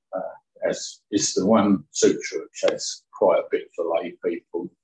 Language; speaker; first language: English; native; English